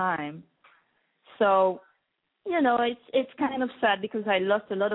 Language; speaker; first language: English; non-native, fluent; French